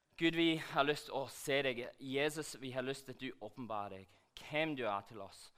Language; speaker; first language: Norwegian; non-native, fluent; English